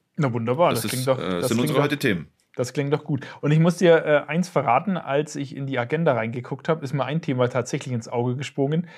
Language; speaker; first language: German; native; German